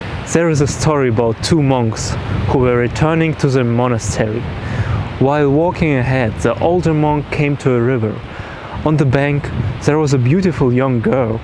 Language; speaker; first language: English; non-native, fluent; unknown